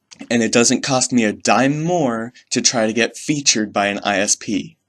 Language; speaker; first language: English; native; English